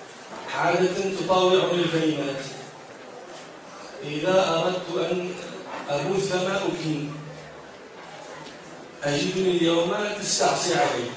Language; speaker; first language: Arabic; native; Arabic